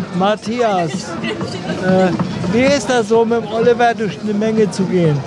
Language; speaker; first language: German; native; German